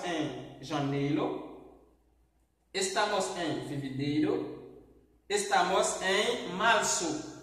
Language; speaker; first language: Portuguese; non-native, fluent; Haitian Creole